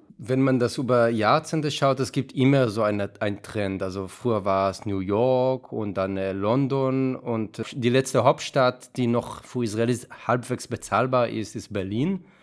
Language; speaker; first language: German; non-native, fluent; Hebrew